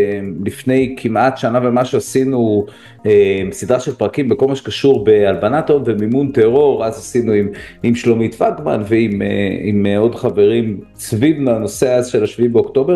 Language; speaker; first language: Hebrew; native; Hebrew